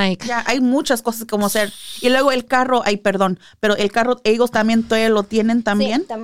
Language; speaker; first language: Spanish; early bilingual, heritage; English